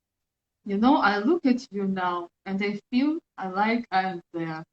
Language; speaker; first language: English; non-native, learner; Russian